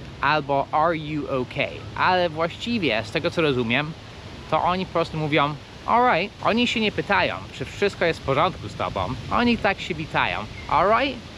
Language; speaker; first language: Polish; non-native, fluent; English